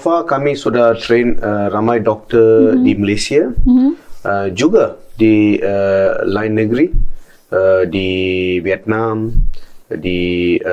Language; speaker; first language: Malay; non-native, local second language; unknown